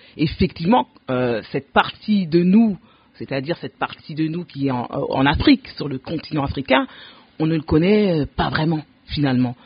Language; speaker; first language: French; early bilingual, other home language; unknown